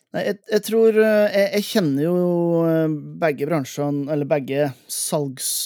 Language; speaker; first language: Norwegian; native; Norwegian